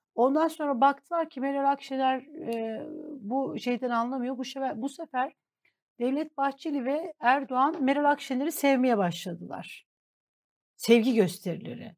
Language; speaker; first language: Turkish; native; Turkish